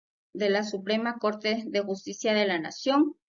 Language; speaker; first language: Spanish; native; Spanish